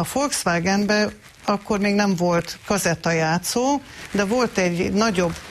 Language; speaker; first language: Hungarian; early bilingual, heritage; Hungarian